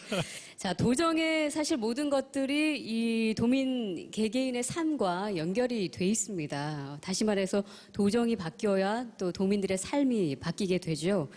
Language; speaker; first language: Korean; native; Korean